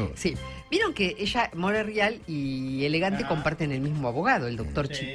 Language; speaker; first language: Spanish; native; Spanish